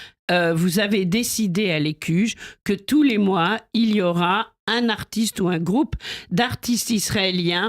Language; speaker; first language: French; native; French